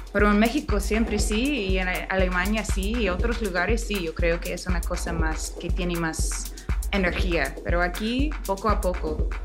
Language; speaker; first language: Spanish; non-native, fluent; English